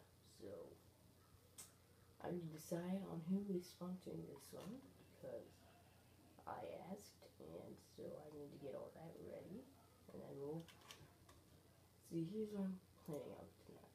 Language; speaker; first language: English; native; English